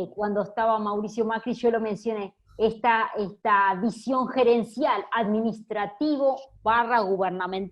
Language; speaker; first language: Spanish; native; Spanish